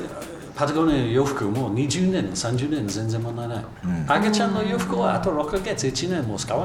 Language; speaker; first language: Japanese; non-native, learner; English